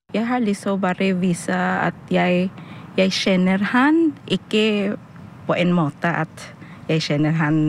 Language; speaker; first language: Norwegian; non-native, fluent; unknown